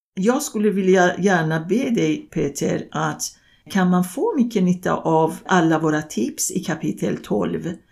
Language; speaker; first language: Swedish; non-native, fluent; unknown